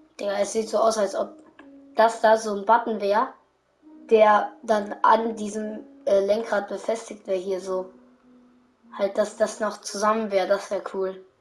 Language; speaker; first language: German; native; German